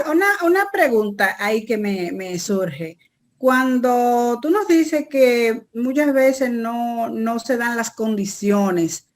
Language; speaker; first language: Spanish; native; Spanish